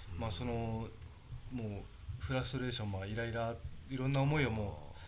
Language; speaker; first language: Japanese; native; Japanese